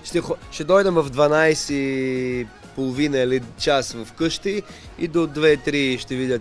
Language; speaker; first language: Bulgarian; non-native, learner; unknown